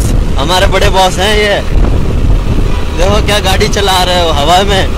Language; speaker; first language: Hindi; native; Hindi